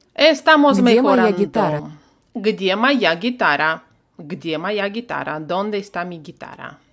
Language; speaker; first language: Spanish; non-native, fluent; Russian